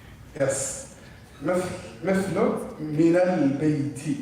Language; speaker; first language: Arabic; non-native, fluent; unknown